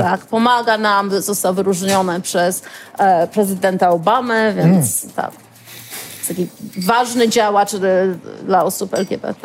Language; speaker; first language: Polish; early bilingual, heritage; Polish